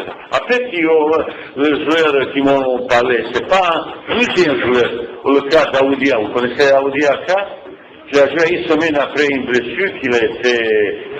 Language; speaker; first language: French; non-native, fluent; Bosnian